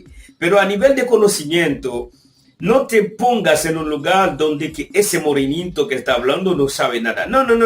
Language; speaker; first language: Spanish; non-native, fluent; Haitian Creole